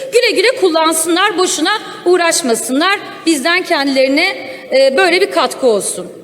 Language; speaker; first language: Turkish; non-native, local second language; Kurdish